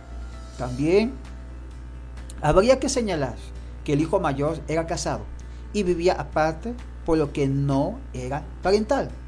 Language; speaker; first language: Spanish; native; Spanish